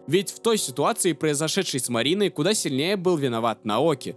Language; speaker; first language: Russian; native; Russian